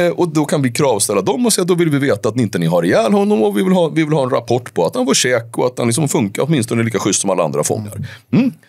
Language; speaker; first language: Swedish; native; Swedish